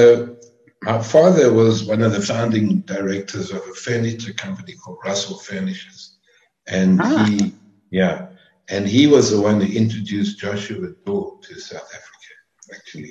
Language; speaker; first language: English; native; English